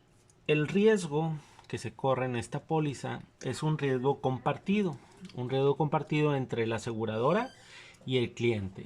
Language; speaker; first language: Spanish; native; Spanish